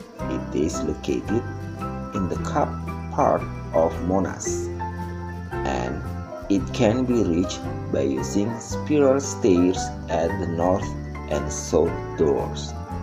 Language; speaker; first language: English; non-native, fluent; Indonesian